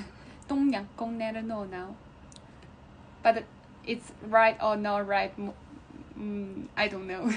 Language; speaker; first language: English; non-native, learner; Chinese